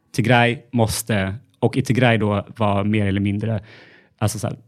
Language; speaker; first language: Swedish; early bilingual, other home language; Amharic